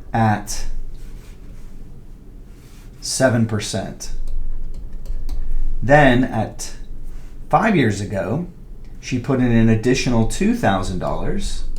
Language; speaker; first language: English; native; English